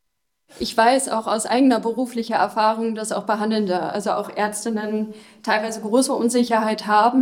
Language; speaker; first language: German; native; German